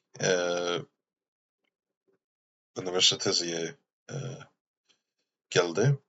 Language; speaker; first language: Turkish; non-native, learner; English